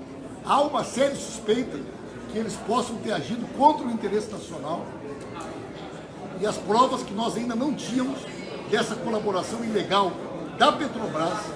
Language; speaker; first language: Portuguese; native; Portuguese